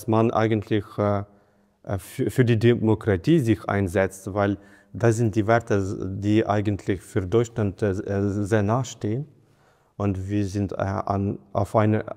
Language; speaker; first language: German; non-native, fluent; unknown